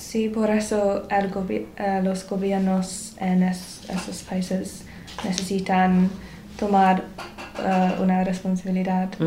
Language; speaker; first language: Spanish; non-native, learner; English